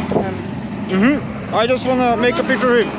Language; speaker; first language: English; non-native, learner; Serbian